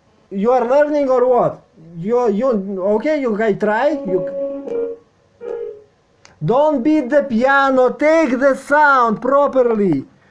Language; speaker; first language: English; non-native, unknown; Russian